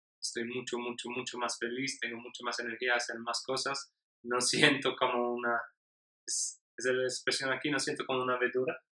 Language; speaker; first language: Spanish; non-native, learner; English